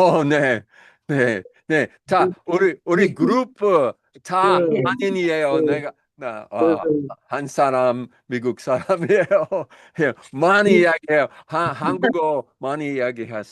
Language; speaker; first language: Korean; non-native, learner; English